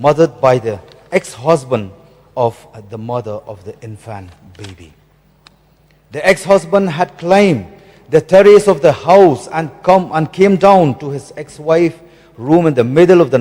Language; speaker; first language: English; non-native, local second language; Khasi